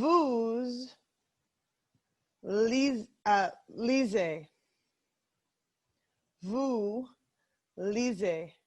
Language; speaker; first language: French; non-native, fluent; English